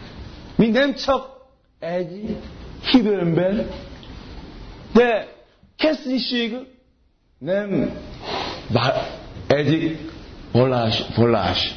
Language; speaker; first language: Hungarian; non-native, learner; Korean